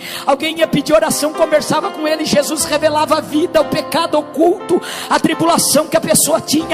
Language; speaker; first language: Portuguese; native; Portuguese